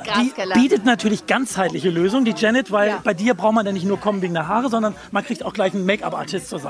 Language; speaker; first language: German; native; German